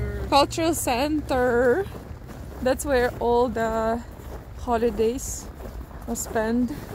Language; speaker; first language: English; non-native, fluent; Russian